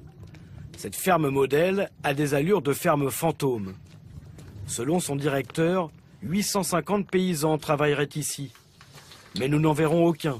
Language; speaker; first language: French; native; French